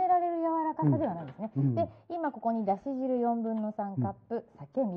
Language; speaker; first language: Japanese; native; Japanese